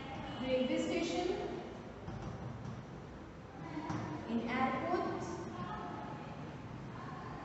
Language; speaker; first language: English; non-native, local second language; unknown